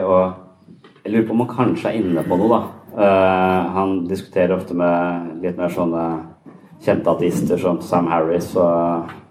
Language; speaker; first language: Norwegian; native; Norwegian